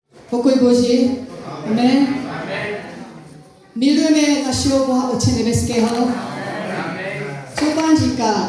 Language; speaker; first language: Czech; non-native, fluent; Korean